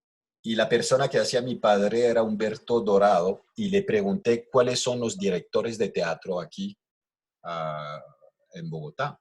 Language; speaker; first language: Spanish; non-native, fluent; French